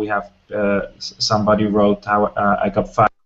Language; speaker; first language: English; non-native, fluent; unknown